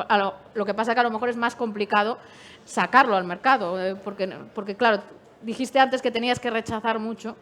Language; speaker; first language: Spanish; native; Spanish